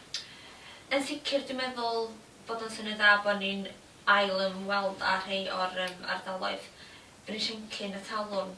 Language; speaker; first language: Welsh; native; Welsh